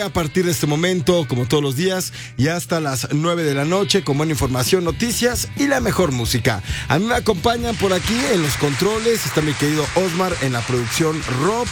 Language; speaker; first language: Spanish; native; Spanish